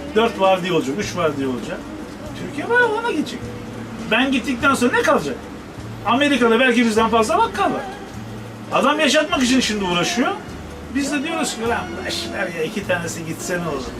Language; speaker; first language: Turkish; native; Turkish